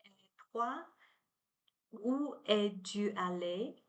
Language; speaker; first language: French; non-native, learner; Chinese